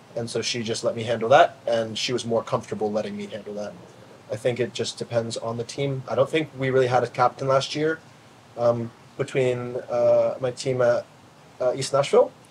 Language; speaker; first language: English; native; English